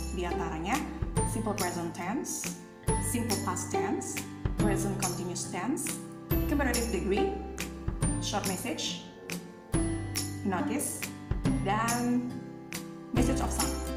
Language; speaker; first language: English; non-native, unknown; Indonesian